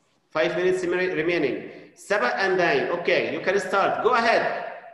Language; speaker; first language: English; non-native, fluent; Arabic